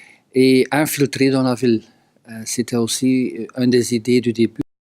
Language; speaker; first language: French; non-native, local second language; Dutch